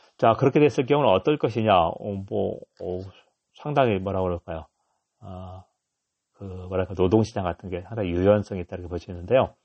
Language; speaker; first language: Korean; native; Korean